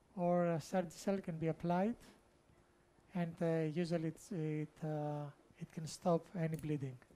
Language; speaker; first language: English; non-native, fluent; Greek